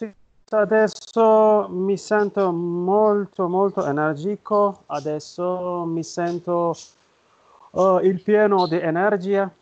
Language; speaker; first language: Italian; non-native, learner; Turkish